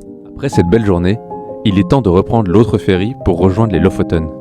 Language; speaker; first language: French; native; French